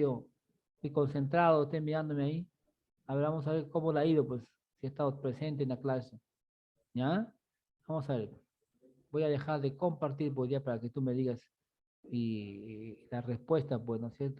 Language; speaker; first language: Spanish; native; Spanish